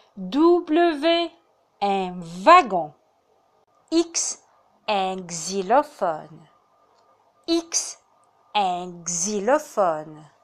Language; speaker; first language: French; non-native, fluent; Arabic